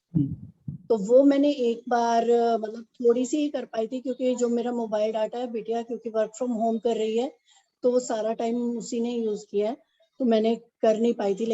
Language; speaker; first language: Hindi; native; Hindi